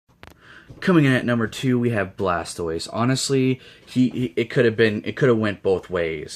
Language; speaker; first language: English; native; English